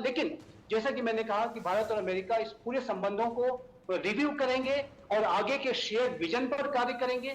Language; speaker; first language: Hindi; native; Hindi